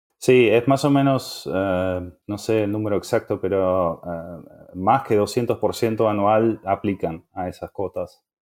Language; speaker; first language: Spanish; non-native, fluent; Dutch